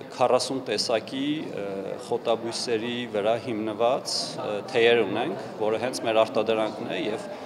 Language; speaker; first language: Armenian; native; Armenian